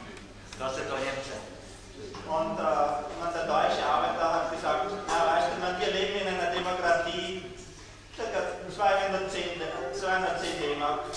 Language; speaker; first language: German; non-native, learner; Czech